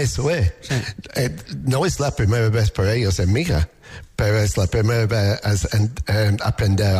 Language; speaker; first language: Spanish; non-native, learner; English